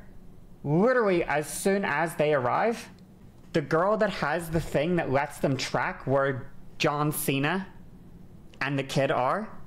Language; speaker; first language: English; native; English